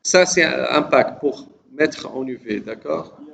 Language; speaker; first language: French; non-native, local second language; Arabic